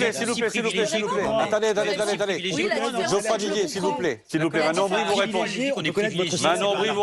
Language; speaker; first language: French; native; French